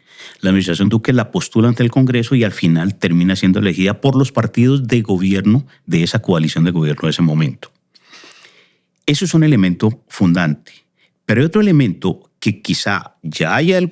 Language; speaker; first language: Spanish; native; Spanish